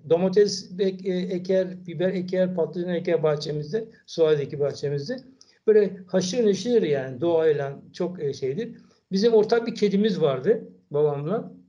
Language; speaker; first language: Turkish; native; Turkish